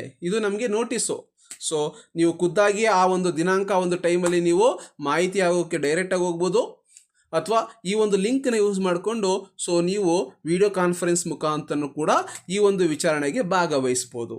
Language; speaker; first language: Kannada; native; Kannada